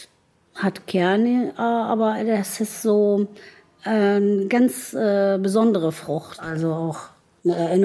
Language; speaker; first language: German; non-native, fluent; Arabic